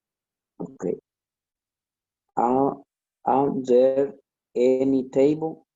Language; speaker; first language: English; non-native, learner; Spanish